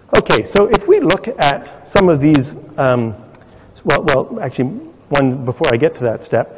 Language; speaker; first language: English; native; English